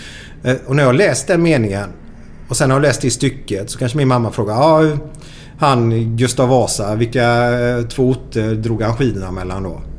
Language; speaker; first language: Swedish; native; Swedish